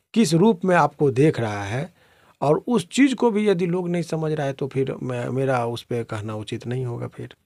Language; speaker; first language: Hindi; native; Hindi